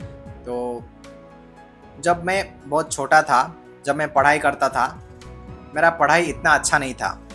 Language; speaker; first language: Hindi; non-native, local second language; Odia